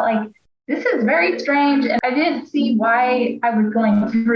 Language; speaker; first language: English; native; English